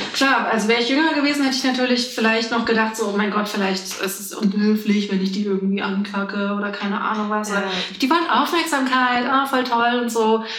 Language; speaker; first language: German; native; German